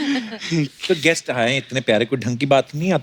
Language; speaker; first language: Hindi; native; Hindi